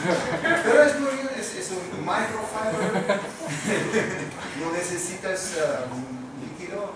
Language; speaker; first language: Spanish; non-native, fluent; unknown